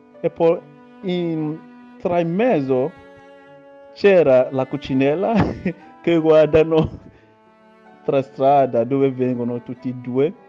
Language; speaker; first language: Italian; non-native, learner; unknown